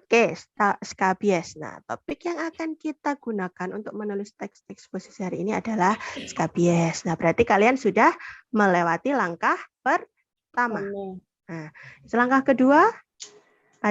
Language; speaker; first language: Indonesian; native; Indonesian